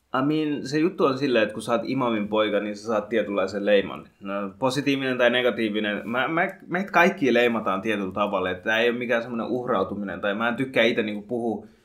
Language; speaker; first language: Finnish; early bilingual, other home language; Bangla